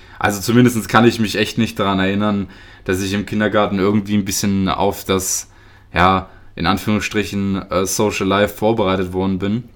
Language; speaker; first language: German; early bilingual, other home language; Russian